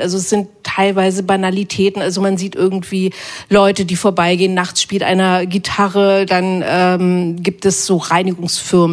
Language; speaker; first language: German; native; German